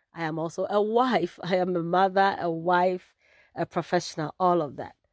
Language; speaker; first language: English; non-native, local second language; Akan